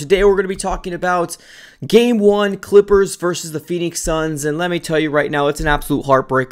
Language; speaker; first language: English; native; English